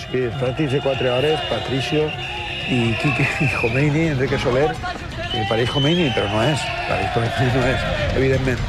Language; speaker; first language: Catalan; native; Catalan